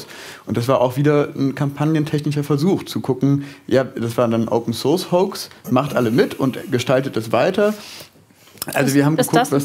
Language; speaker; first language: German; native; German